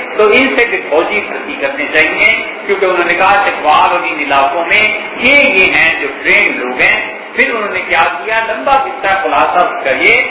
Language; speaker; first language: Urdu; native; Urdu